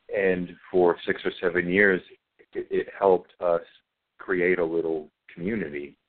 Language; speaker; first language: English; native; English